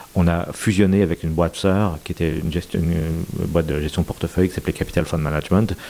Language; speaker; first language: French; native; French